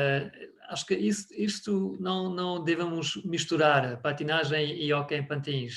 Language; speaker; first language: Portuguese; non-native, fluent; German